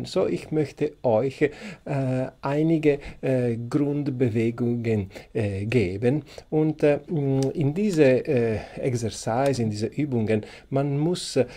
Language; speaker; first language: German; non-native, learner; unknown